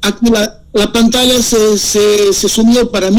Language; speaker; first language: Spanish; non-native, fluent; Portuguese